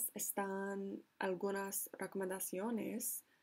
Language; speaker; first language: Spanish; non-native, learner; English